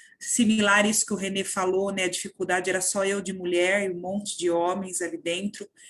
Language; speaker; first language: Portuguese; native; Portuguese